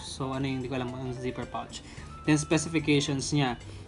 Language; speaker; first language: Filipino; native; Filipino